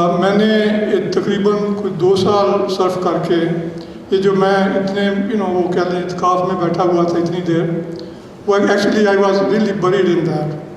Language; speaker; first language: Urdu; non-native, local second language; Punjabi